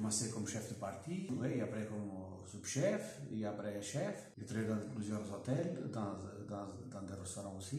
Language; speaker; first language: French; non-native, fluent; Portuguese